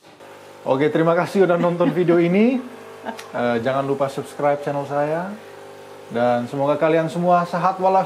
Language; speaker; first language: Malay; early bilingual, heritage; Dutch